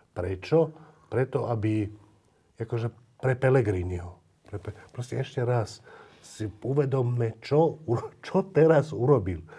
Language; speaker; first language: Slovak; native; Slovak